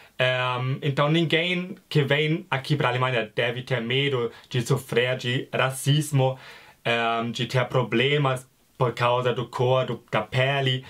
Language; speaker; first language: Portuguese; non-native, fluent; German